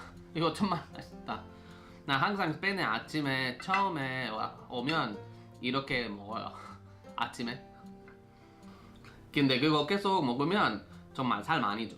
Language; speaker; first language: Korean; non-native, fluent; Spanish